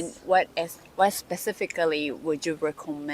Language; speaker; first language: English; non-native, learner; Japanese